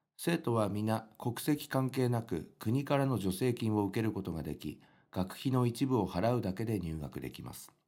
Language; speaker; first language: Japanese; native; Japanese